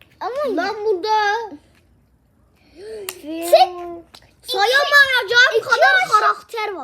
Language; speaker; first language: Turkish; native; Turkish